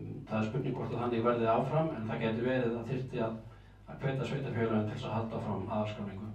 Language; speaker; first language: Icelandic; native; Icelandic